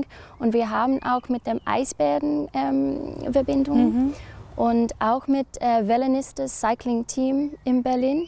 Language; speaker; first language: German; non-native, learner; English